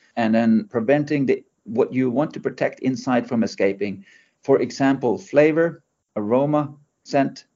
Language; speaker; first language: English; non-native, fluent; Norwegian